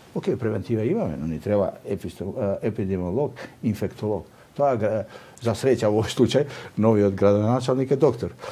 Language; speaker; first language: Macedonian; non-native, local second language; Albanian